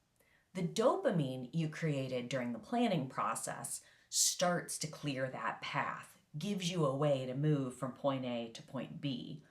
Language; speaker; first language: English; native; English